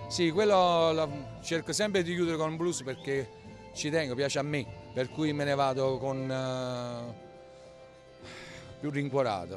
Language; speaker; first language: Italian; native; Italian